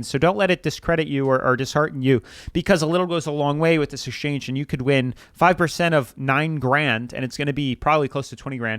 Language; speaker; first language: English; native; English